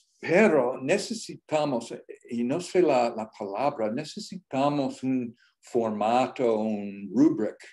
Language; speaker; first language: Spanish; non-native, learner; English